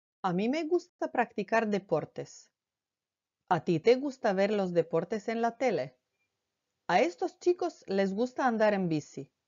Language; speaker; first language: Spanish; non-native, fluent; Croatian